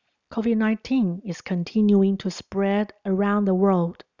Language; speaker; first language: English; non-native, fluent; Chinese